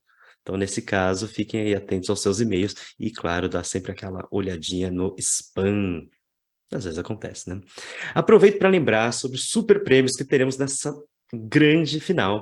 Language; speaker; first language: Portuguese; native; Portuguese